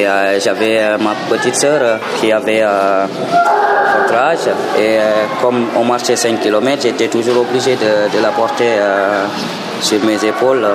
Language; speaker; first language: French; non-native, local second language; Fula